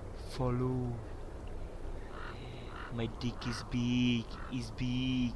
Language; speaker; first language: English; non-native, learner; Vietnamese